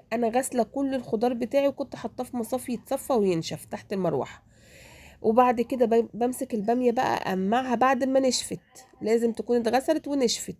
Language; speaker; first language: Arabic; native; Arabic